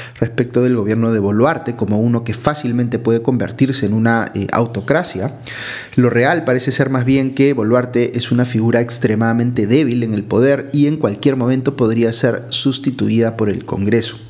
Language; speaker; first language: Spanish; native; Spanish